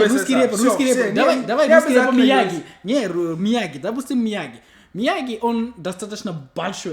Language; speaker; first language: Russian; non-native, learner; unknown